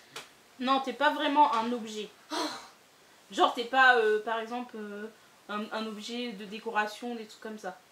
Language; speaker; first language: French; native; French